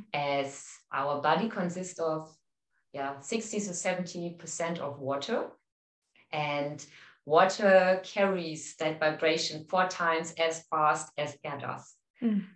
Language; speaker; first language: English; non-native, fluent; German